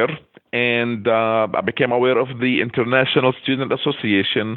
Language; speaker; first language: English; non-native, fluent; Hebrew